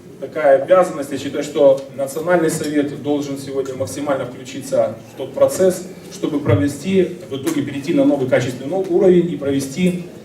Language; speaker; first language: Russian; native; Russian